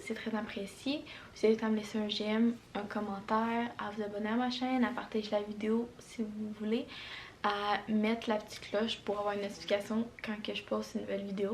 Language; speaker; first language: French; native; French